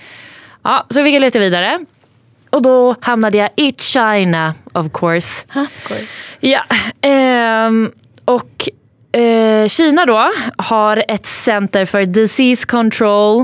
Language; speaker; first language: Swedish; native; Swedish